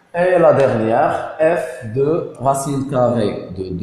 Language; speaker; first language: French; non-native, local second language; Arabic